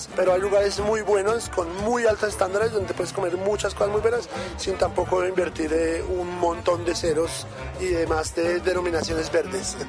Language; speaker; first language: Spanish; native; Spanish